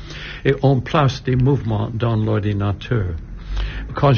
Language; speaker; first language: French; non-native, learner; English